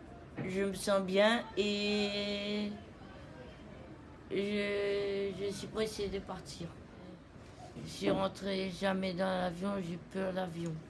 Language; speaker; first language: French; non-native, local second language; Réunion Creole French